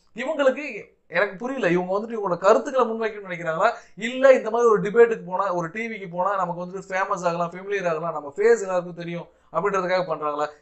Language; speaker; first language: Tamil; native; Tamil